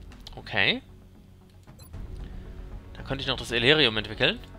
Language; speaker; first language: German; native; German